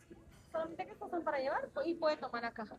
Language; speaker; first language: Spanish; native; Spanish